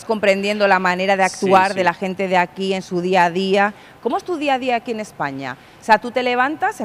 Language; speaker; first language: Spanish; native; Spanish